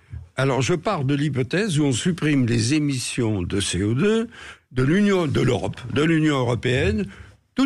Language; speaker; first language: French; native; French